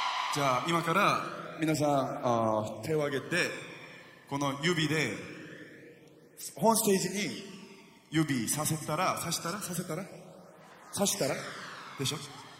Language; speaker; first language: Japanese; non-native, fluent; Korean